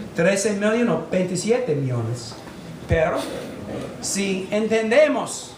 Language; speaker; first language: Spanish; non-native, fluent; English